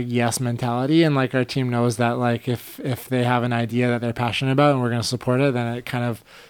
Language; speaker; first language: English; native; English